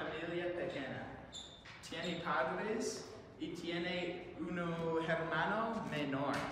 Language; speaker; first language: Spanish; non-native, learner; English